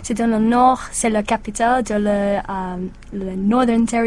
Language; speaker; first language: French; non-native, learner; English